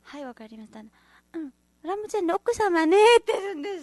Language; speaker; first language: Japanese; non-native, learner; Nepali